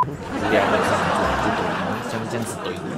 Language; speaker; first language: Chinese; native; Chinese